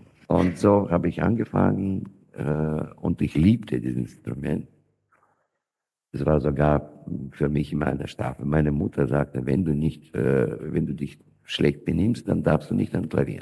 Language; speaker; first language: German; non-native, fluent; Russian